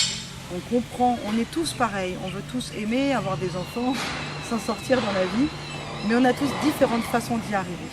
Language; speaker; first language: French; native; French